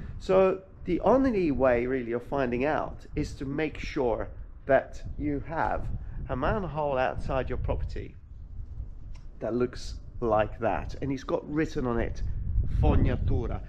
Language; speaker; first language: English; non-native, fluent; Italian